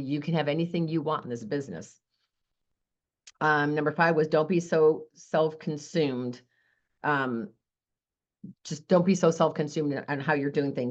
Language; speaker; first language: English; native; English